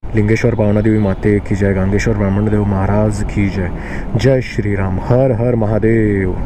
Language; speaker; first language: Hindi; non-native, local second language; Marathi